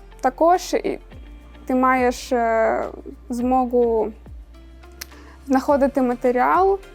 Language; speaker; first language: Ukrainian; native; Ukrainian